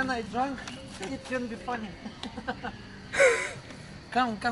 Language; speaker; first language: English; non-native, learner; Russian